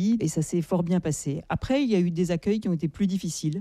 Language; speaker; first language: French; native; French